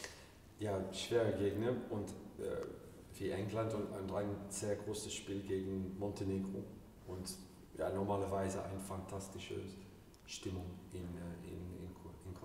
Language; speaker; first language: German; non-native, learner; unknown